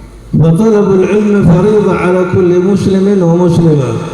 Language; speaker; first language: Arabic; native; Arabic